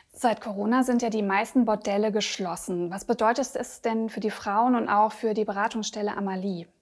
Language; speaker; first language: German; native; German